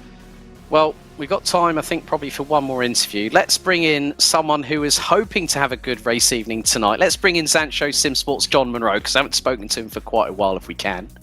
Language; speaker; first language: English; native; English